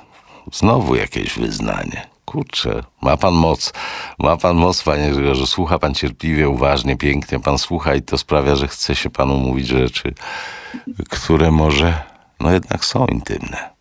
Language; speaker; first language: Polish; native; Polish